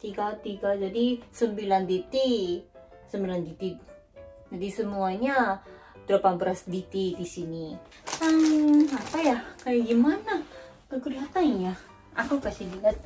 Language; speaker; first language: Indonesian; native; Indonesian